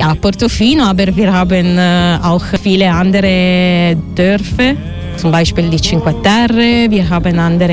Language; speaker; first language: German; non-native, learner; Italian